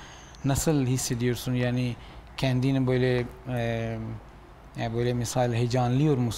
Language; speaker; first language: Turkish; non-native, learner; Urdu